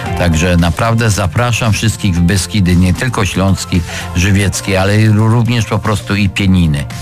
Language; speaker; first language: Polish; native; Polish